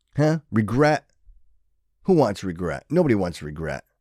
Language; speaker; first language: English; native; English